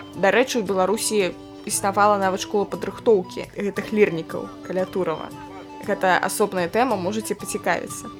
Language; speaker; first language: Belarusian; non-native, local second language; Russian